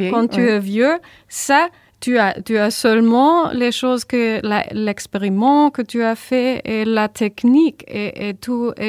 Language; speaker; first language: French; non-native, learner; German